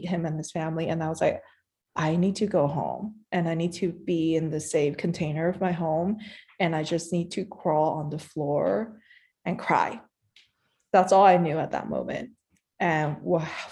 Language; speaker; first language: English; non-native, local second language; Cantonese